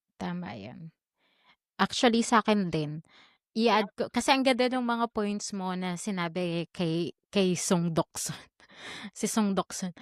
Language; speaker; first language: Filipino; native; Filipino